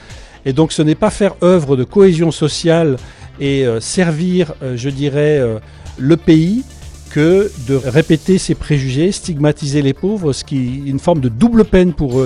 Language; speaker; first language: French; native; French